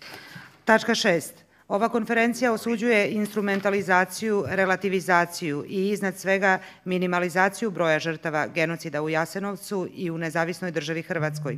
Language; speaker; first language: Croatian; native; Croatian